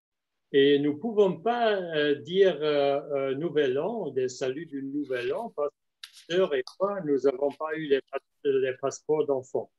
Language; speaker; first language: French; non-native, fluent; German